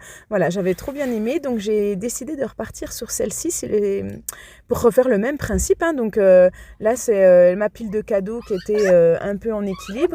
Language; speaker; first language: French; native; French